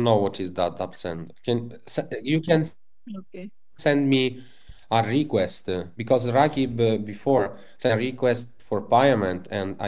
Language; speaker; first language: English; non-native, learner; Italian